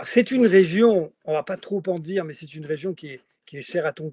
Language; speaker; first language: French; native; French